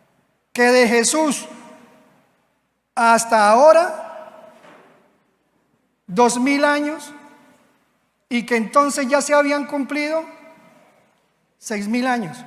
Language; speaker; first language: Spanish; native; Spanish